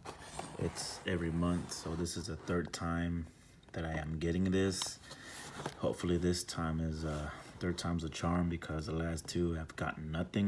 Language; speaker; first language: English; native; English